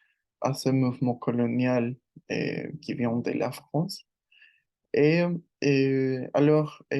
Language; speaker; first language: French; non-native, learner; Spanish